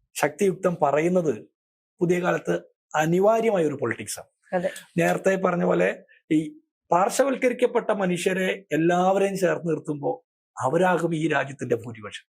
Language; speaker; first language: Malayalam; native; Malayalam